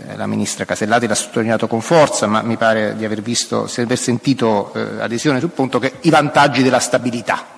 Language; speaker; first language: Italian; native; Italian